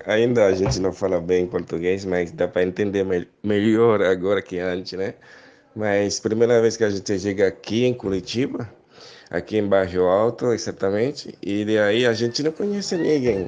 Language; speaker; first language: Portuguese; non-native, learner; Haitian Creole